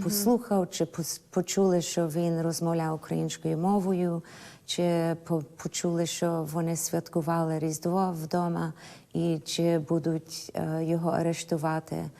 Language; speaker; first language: Ukrainian; early bilingual, heritage; Ukrainian